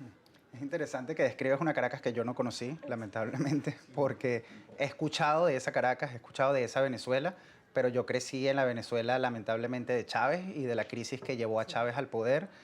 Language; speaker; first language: Spanish; native; Spanish